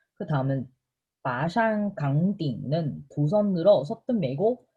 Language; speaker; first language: Korean; non-native, fluent; Chinese